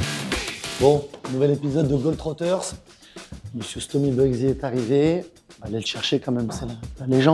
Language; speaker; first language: French; native; French